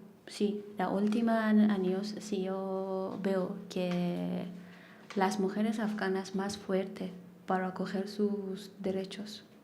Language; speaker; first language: Spanish; non-native, learner; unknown